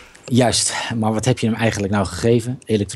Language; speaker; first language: Dutch; native; Dutch